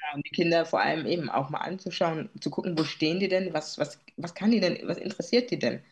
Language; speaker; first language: German; native; German